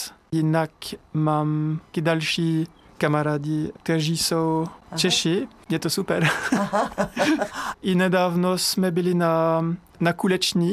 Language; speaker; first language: Czech; non-native, learner; French